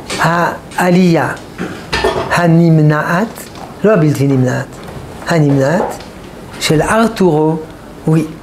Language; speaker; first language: Hebrew; non-native, fluent; French